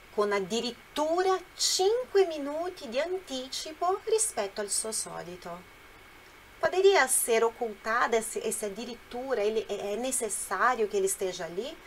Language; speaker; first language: Italian; non-native, fluent; Portuguese